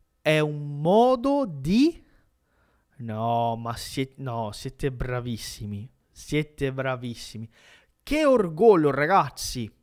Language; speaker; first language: Italian; non-native, fluent; Portuguese